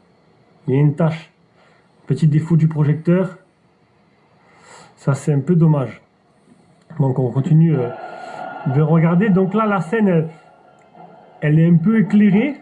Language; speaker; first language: French; native; French